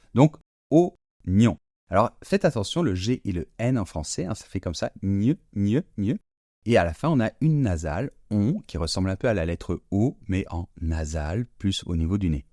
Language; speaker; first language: French; native; French